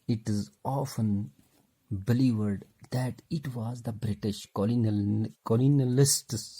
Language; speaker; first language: English; non-native, local second language; Urdu